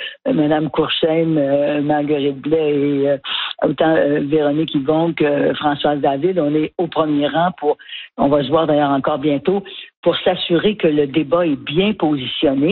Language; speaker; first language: French; native; French